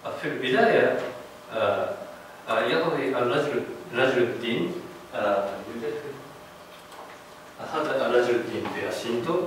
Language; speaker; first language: Arabic; non-native, learner; Japanese